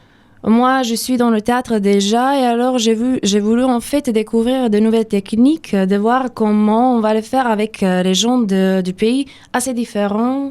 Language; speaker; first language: French; non-native, fluent; Serbian